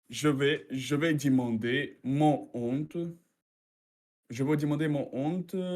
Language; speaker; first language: French; non-native, learner; Russian